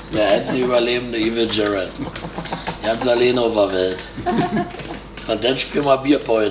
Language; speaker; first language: German; native; German